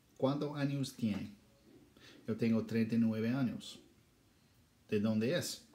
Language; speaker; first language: Spanish; non-native, learner; English